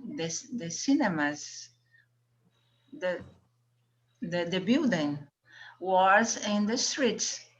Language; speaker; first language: English; non-native, learner; Portuguese